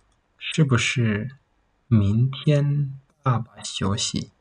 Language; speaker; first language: Chinese; non-native, fluent; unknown